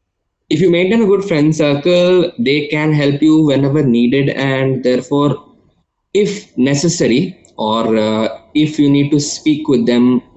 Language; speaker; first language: English; non-native, local second language; Telugu